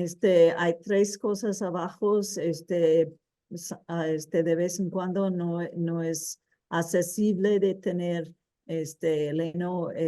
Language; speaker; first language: Spanish; early bilingual, heritage; Spanish